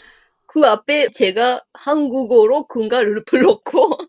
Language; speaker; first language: Korean; non-native, fluent; Japanese